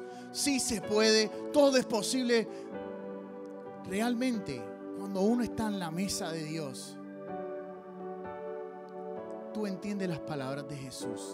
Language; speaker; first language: Spanish; native; Spanish